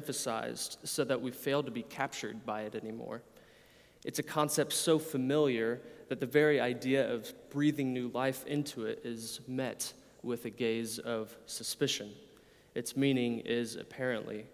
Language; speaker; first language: English; native; English